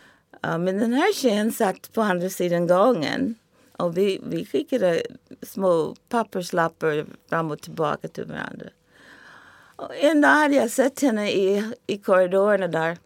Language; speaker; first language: Swedish; non-native, fluent; English